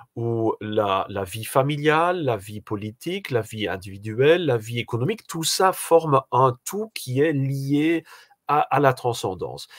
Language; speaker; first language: French; native; French